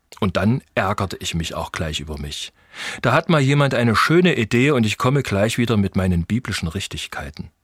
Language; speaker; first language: German; native; German